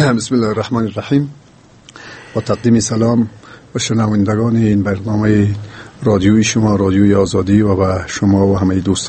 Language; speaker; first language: Persian; native; Persian